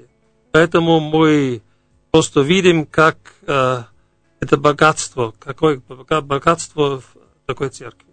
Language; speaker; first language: Russian; non-native, fluent; German